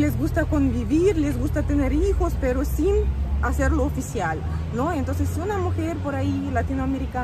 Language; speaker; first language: Spanish; native; Spanish